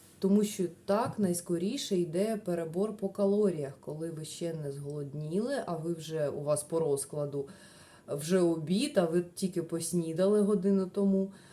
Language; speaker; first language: Ukrainian; non-native, local second language; Russian